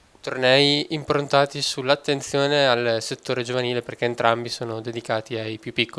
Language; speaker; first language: Italian; native; Italian